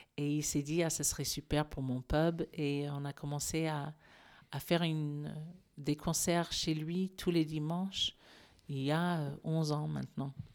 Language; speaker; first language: French; non-native, fluent; English